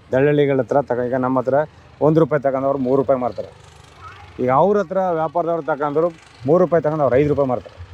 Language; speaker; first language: Kannada; native; Kannada